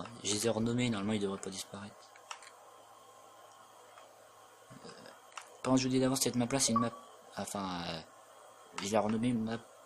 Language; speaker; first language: French; native; French